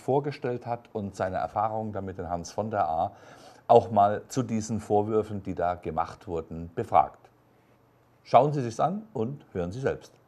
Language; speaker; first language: German; native; German